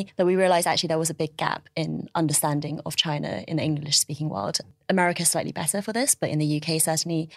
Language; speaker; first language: English; early bilingual, other home language; Chinese